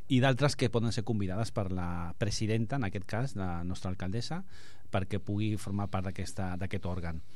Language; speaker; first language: Catalan; non-native, local second language; Spanish